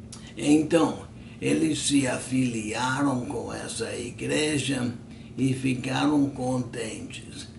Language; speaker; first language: Portuguese; non-native, fluent; English